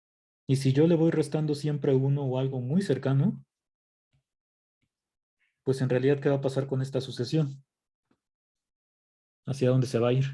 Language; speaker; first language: Spanish; native; Spanish